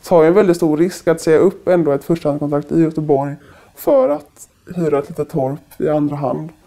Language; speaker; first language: Swedish; native; Swedish